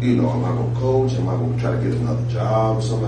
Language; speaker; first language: English; native; English